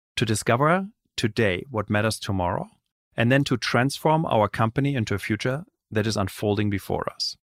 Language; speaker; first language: English; non-native, fluent; German